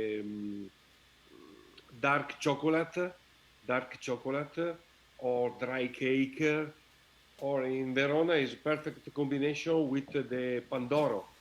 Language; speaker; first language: English; non-native, learner; Italian